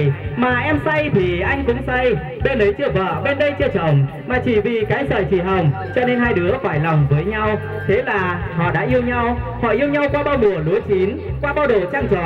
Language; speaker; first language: Vietnamese; native; Vietnamese